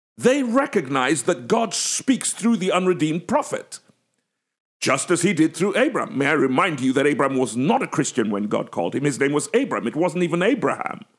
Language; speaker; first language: English; native; English